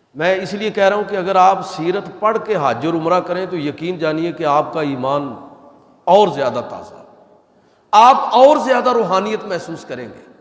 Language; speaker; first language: Urdu; non-native, local second language; Punjabi